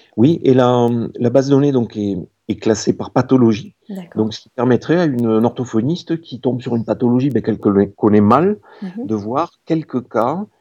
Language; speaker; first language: French; native; French